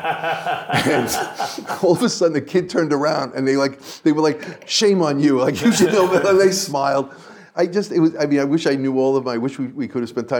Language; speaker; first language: English; native; English